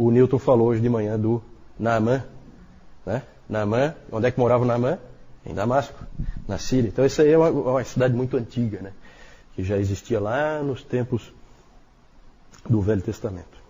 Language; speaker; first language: Portuguese; native; Portuguese